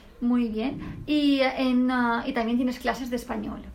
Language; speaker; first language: Spanish; native; Spanish